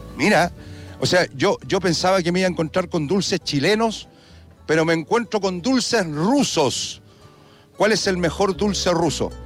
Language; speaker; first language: Spanish; native; Spanish